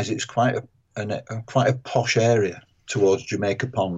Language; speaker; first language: English; native; English